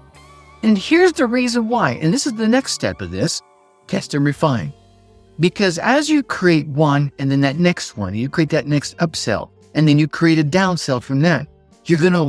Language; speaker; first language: English; native; English